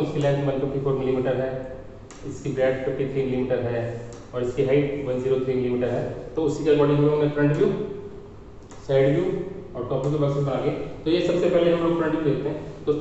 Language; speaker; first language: Hindi; native; Hindi